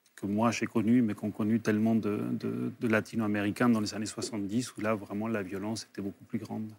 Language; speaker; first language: French; early bilingual, other home language; Spanish